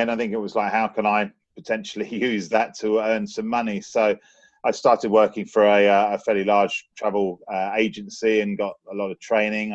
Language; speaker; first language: English; native; English